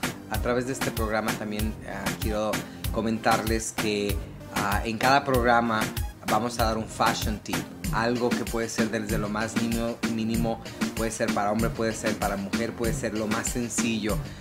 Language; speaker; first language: Spanish; native; Spanish